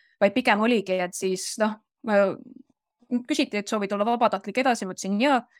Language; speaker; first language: Estonian; native; Estonian